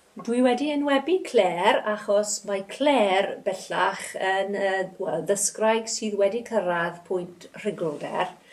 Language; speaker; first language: Welsh; native; Welsh